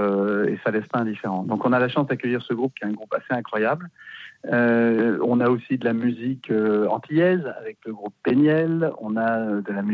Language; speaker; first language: French; native; French